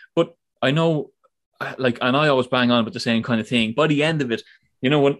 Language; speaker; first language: English; native; English